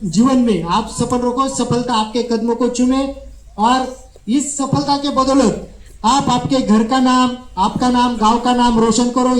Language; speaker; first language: Hindi; non-native, local second language; Marathi